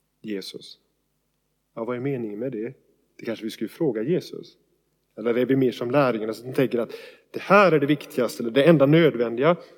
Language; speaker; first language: Swedish; native; Swedish